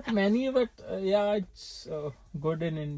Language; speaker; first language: English; non-native, local second language; Hindi